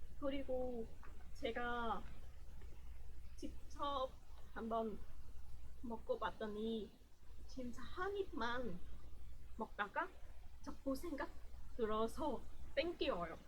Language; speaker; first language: Korean; non-native, learner; Vietnamese